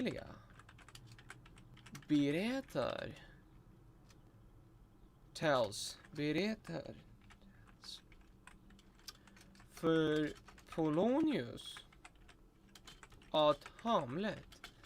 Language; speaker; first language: Swedish; non-native, learner; Russian